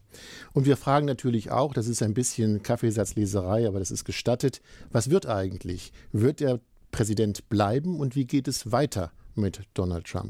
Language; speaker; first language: German; native; German